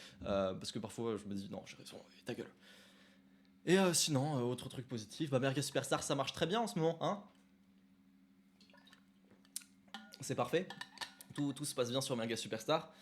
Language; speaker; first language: French; native; French